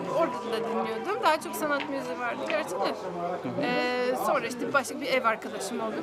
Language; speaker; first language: Turkish; non-native, fluent; Polish